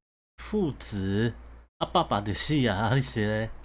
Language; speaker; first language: Chinese; native; Chinese